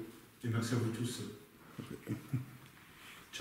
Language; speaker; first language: French; native; French